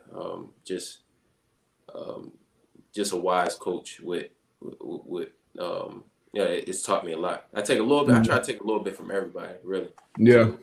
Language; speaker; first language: English; native; English